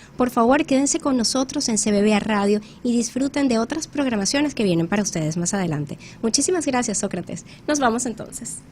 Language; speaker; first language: Spanish; native; Spanish